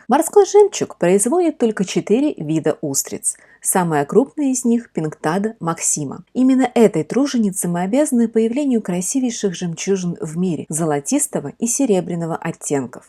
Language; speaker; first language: Russian; native; Russian